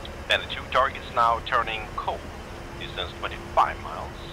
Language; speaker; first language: English; non-native, fluent; Swedish